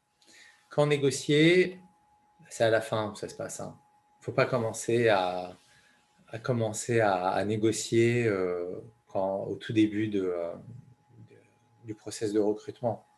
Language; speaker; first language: French; native; French